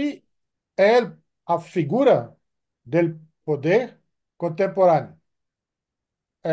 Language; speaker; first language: Portuguese; non-native, fluent; French